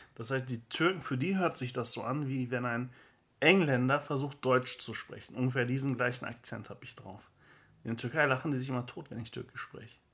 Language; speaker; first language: German; early bilingual, other home language; Turkish